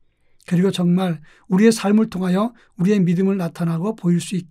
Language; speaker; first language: Korean; native; Korean